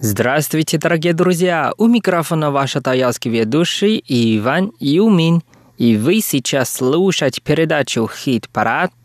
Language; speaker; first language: Russian; non-native, fluent; Chinese